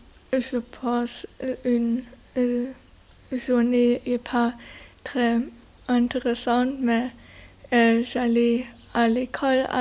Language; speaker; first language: French; non-native, learner; German